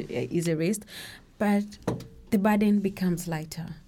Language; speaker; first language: English; non-native, local second language; Kikuyu